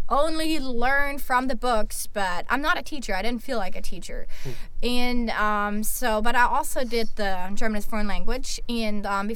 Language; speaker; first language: English; non-native, fluent; German